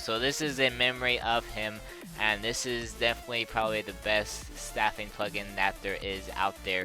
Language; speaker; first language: English; native; English